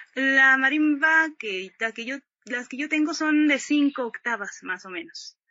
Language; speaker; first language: Spanish; native; Spanish